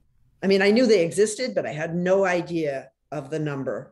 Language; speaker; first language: English; native; English